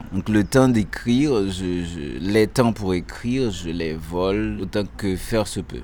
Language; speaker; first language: French; non-native, local second language; Haitian Creole